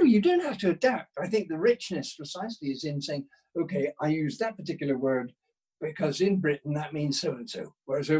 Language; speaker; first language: English; native; English